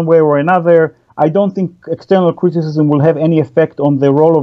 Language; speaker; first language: English; non-native, fluent; Hebrew